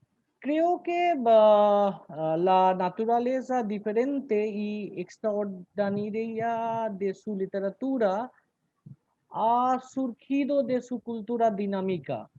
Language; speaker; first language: Spanish; non-native, learner; Bangla